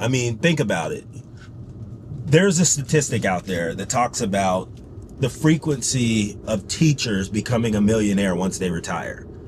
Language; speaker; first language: English; native; English